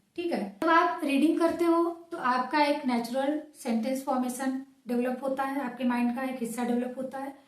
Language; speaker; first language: Hindi; native; Hindi